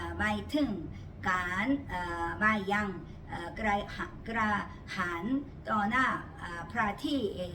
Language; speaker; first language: Thai; non-native, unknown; Korean